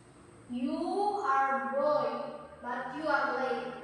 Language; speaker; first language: English; non-native, learner; Indonesian